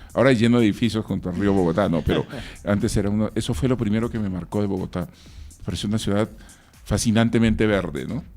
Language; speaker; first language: Spanish; native; Spanish